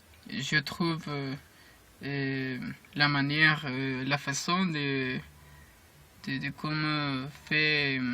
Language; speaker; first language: French; non-native, learner; Spanish